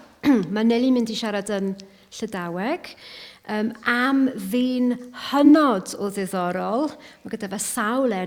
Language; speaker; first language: Welsh; native; Welsh